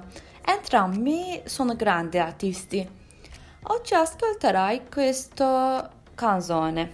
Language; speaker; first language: Italian; non-native, learner; Turkish